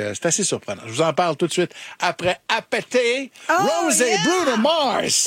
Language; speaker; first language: French; native; French